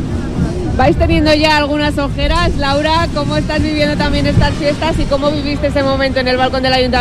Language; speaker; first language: Spanish; native; Spanish